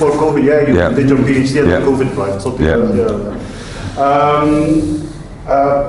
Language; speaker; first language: English; non-native, fluent; Dutch